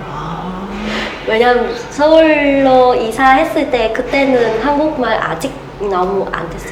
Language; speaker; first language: Korean; non-native, learner; Vietnamese